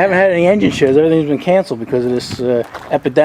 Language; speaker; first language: English; native; English